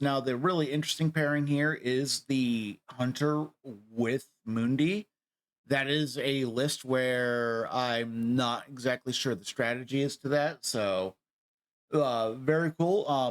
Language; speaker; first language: English; native; English